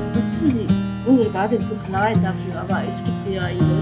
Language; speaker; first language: German; non-native, fluent; Korean